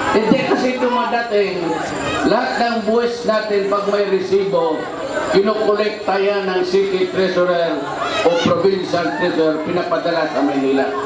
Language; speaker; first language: Filipino; non-native, local second language; Cebuano